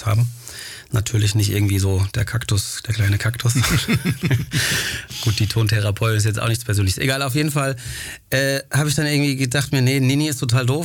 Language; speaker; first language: German; early bilingual, other home language; Greek